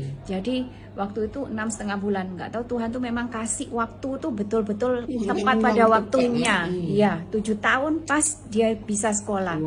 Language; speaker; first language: Indonesian; non-native, local second language; Malay